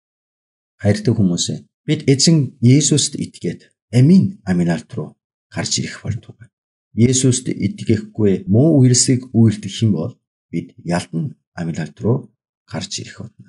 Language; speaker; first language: Mongolian; non-native, fluent; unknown